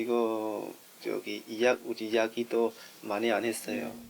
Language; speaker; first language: Korean; non-native, learner; Vietnamese